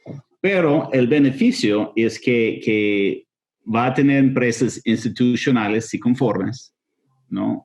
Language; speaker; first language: Spanish; non-native, fluent; English